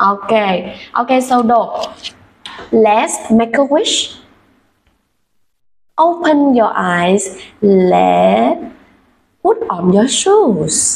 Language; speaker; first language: English; non-native, fluent; Vietnamese